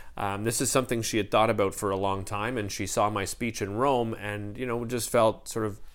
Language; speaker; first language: English; native; English